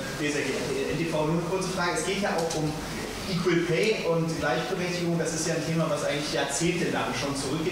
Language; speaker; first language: German; native; German